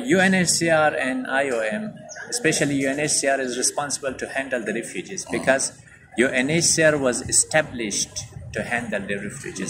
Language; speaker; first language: English; non-native, fluent; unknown